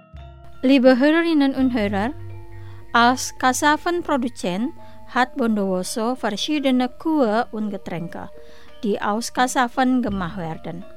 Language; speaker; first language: German; non-native, fluent; Indonesian